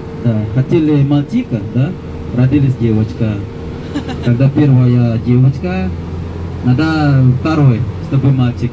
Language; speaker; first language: Russian; non-native, learner; Balinese